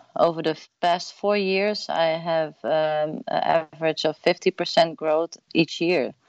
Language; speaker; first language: English; non-native, fluent; Dutch